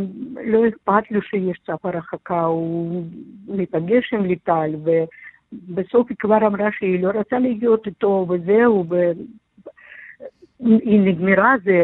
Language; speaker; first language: Hebrew; non-native, learner; Russian